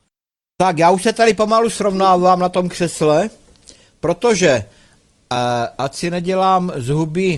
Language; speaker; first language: Czech; native; Czech